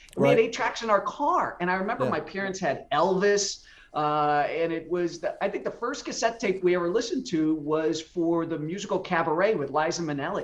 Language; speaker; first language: English; native; English